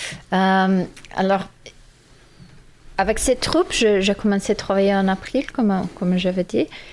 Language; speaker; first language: French; non-native, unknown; Portuguese